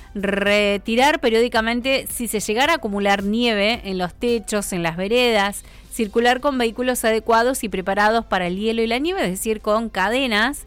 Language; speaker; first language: Spanish; native; Spanish